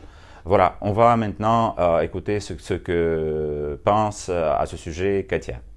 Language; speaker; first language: French; non-native, fluent; Russian